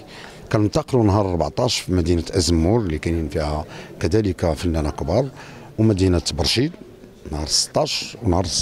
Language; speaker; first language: Arabic; native; Arabic